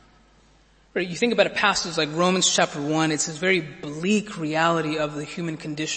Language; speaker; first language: English; native; English